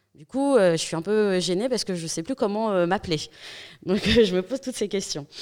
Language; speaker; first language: French; native; French